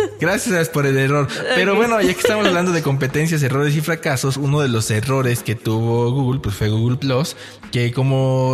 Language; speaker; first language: Spanish; native; Spanish